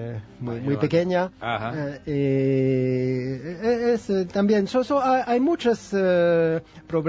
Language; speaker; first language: Spanish; non-native, fluent; French